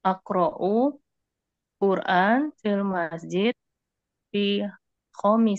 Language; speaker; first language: Arabic; non-native, learner; Indonesian